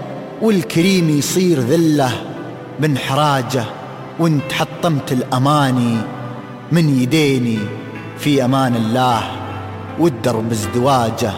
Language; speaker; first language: Arabic; native; Arabic